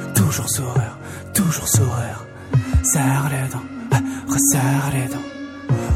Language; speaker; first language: French; native; French